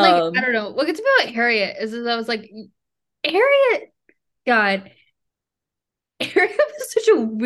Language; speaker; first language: English; native; English